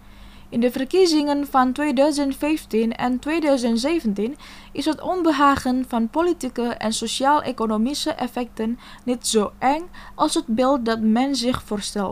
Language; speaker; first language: Dutch; non-native, fluent; Indonesian